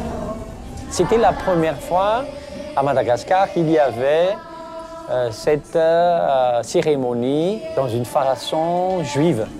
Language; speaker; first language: French; non-native, local second language; Malagasy